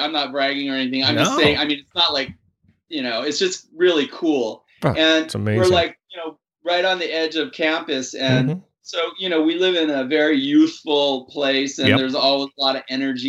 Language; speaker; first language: English; native; English